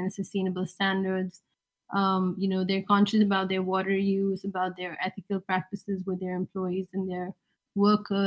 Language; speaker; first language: English; non-native, local second language; Hindi